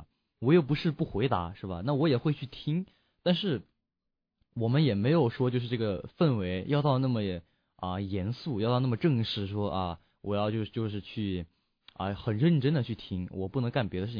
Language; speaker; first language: Chinese; native; Chinese